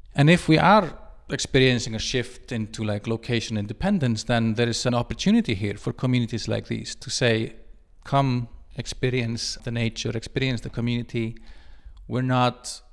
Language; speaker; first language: English; non-native, fluent; Icelandic